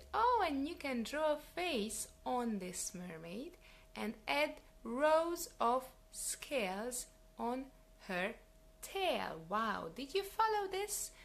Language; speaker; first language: English; non-native, fluent; Hungarian